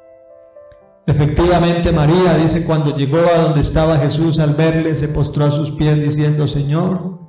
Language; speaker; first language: Spanish; native; Spanish